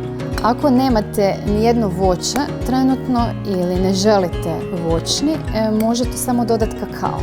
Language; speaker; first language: Croatian; native; Croatian